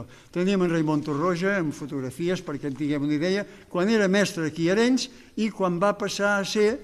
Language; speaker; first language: Catalan; native; Catalan